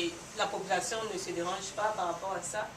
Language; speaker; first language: French; non-native, learner; English